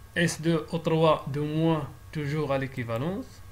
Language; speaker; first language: French; non-native, local second language; Arabic